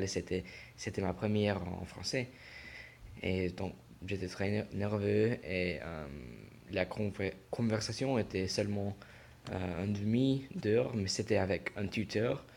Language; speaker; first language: French; non-native, learner; English